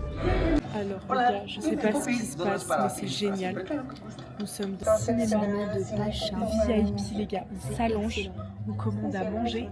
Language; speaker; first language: French; native; French